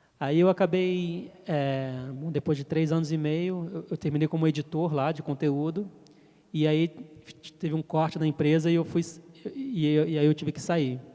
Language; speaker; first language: Portuguese; early bilingual, heritage; French